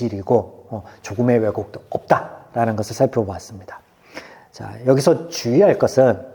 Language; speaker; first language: Korean; native; Korean